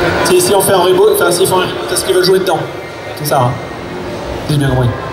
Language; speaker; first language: French; native; French